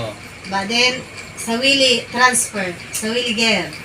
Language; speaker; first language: Arabic; non-native, learner; Filipino